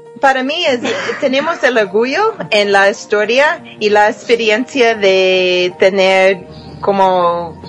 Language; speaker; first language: Spanish; non-native, fluent; English